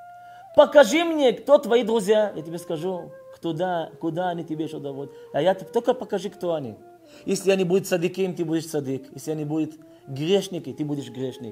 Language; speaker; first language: Russian; early bilingual, heritage; Russian